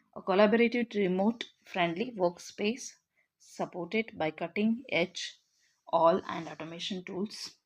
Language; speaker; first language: English; non-native, local second language; Kannada